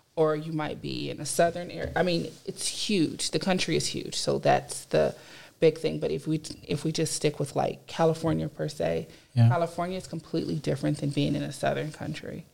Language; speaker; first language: English; native; English